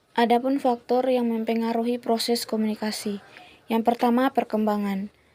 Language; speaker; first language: Indonesian; native; Indonesian